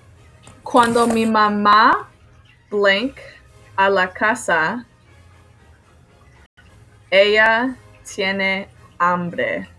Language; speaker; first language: Spanish; non-native, fluent; English